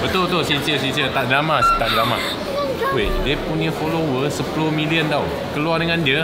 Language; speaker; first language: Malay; non-native, local second language; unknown